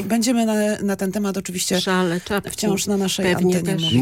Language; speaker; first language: Polish; native; Polish